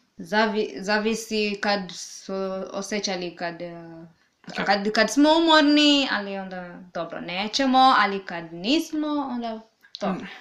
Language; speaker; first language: Serbian; non-native, learner; Swahili